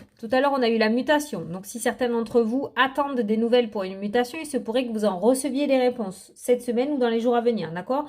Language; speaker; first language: French; native; French